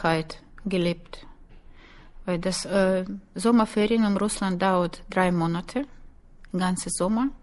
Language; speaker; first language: German; non-native, learner; Russian